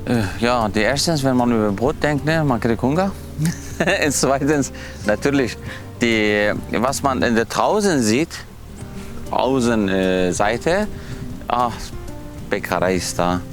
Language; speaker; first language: German; non-native, learner; Turkish